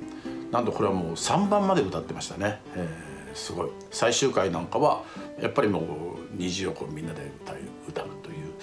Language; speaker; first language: Japanese; native; Japanese